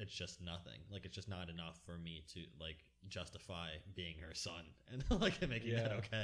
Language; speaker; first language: English; native; English